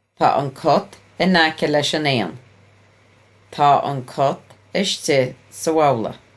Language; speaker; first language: Irish; native; Irish